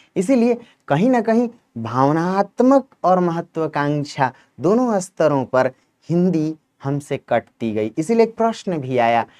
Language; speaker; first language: Hindi; native; Hindi